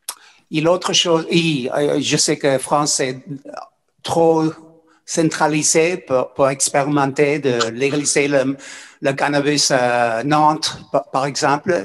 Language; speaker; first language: French; non-native, fluent; English